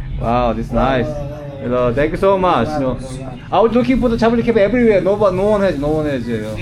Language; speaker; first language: English; non-native, learner; Korean